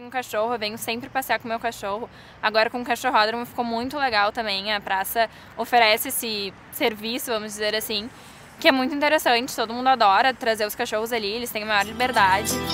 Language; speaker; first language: Portuguese; native; Portuguese